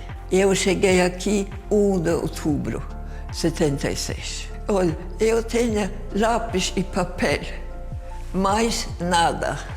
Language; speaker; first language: Portuguese; non-native, fluent; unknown